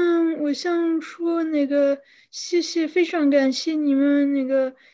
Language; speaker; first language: Chinese; non-native, fluent; French